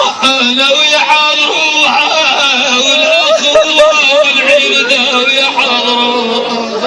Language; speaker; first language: Arabic; native; Arabic